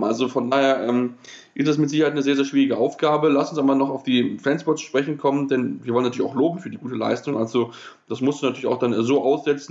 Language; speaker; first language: German; native; German